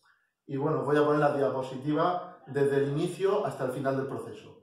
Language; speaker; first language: Spanish; native; Spanish